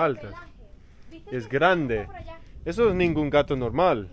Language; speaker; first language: Spanish; non-native, learner; English